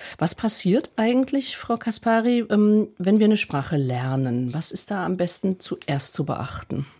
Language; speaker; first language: German; native; German